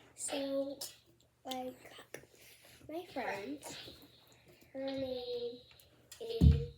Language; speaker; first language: English; native; English